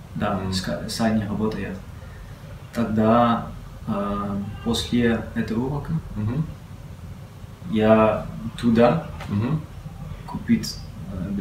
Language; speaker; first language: Russian; non-native, learner; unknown